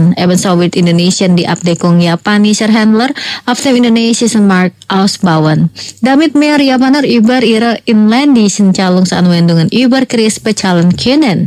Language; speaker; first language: German; non-native, fluent; Indonesian